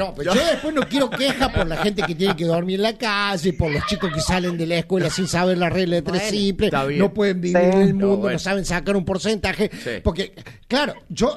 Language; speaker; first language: Spanish; native; Spanish